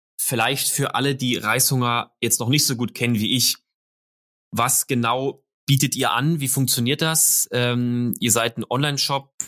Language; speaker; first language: German; native; German